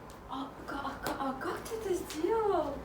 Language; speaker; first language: Russian; native; Russian